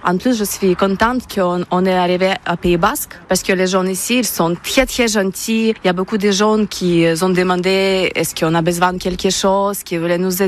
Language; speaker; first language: French; non-native, learner; Ukrainian